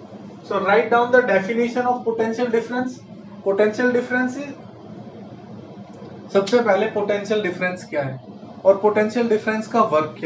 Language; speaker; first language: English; non-native, local second language; Hindi